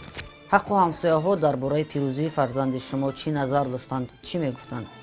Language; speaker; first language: Persian; native; Persian